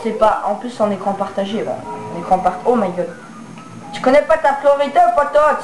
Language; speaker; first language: French; native; French